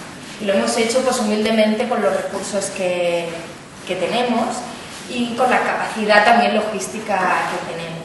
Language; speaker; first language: Spanish; native; Spanish